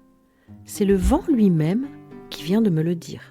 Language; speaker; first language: French; native; French